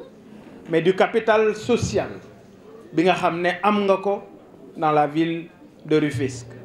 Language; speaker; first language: French; non-native, local second language; Wolof